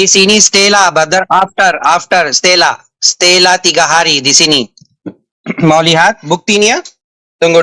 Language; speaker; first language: Indonesian; non-native, fluent; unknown